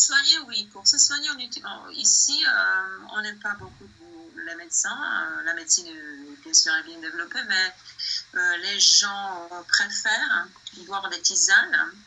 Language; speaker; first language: French; non-native, fluent; Bosnian